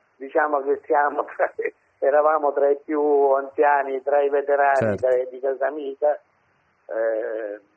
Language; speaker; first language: Italian; native; Italian